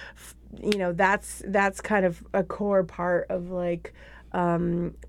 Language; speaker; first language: English; native; English